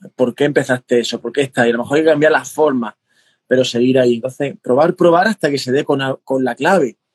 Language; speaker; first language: Spanish; native; Spanish